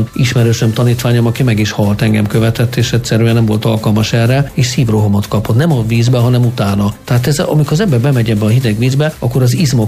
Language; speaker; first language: Hungarian; native; Hungarian